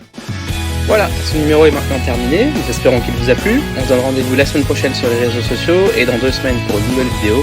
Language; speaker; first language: French; native; French